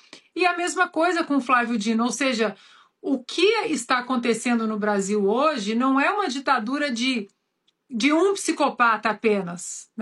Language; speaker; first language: Portuguese; native; Portuguese